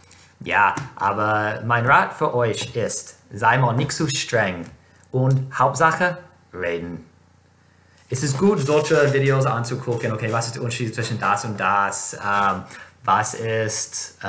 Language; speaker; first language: German; non-native, fluent; English